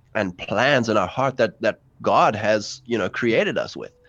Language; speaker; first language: English; native; English